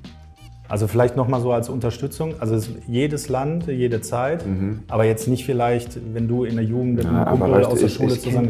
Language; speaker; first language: German; native; German